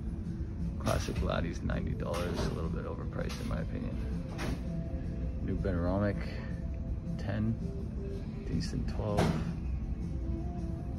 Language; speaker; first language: English; native; English